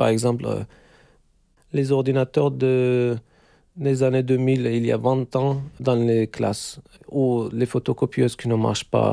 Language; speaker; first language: French; non-native, fluent; Turkish